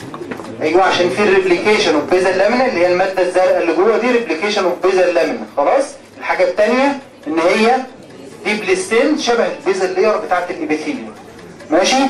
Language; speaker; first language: Arabic; native; Arabic